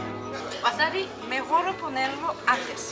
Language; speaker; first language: Spanish; non-native, learner; Japanese